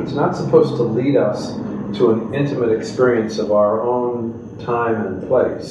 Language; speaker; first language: English; native; English